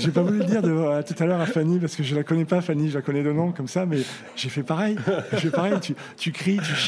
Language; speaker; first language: French; native; French